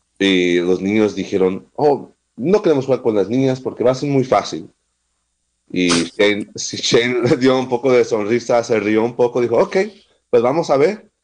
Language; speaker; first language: Spanish; non-native, fluent; English